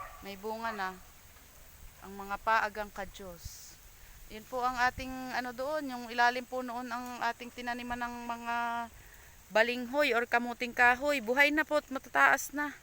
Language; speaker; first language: Filipino; native; Filipino